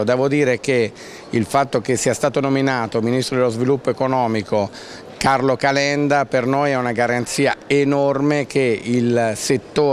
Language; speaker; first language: Italian; native; Italian